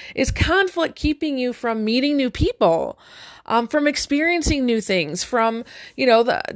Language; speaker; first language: English; native; English